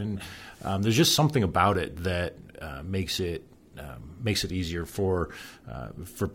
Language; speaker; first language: English; native; English